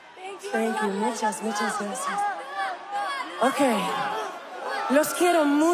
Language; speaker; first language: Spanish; non-native, learner; English